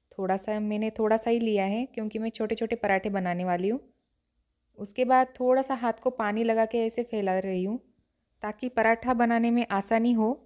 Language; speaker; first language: Hindi; non-native, local second language; Marathi